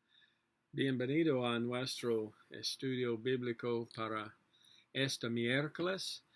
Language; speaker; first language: Spanish; non-native, learner; English